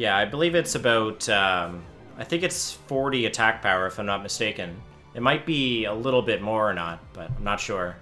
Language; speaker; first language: English; native; English